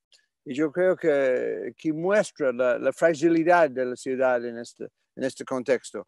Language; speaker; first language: Spanish; non-native, fluent; English